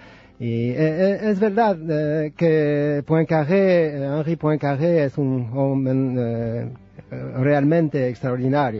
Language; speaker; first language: Spanish; non-native, fluent; French